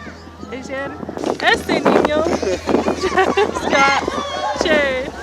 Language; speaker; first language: Spanish; non-native, learner; English